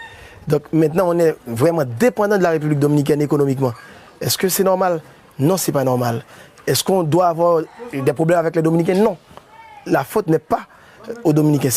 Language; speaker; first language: French; non-native, local second language; Haitian Creole